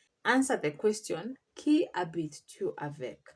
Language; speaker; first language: French; non-native, fluent; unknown